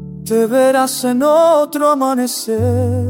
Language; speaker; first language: Spanish; native; Spanish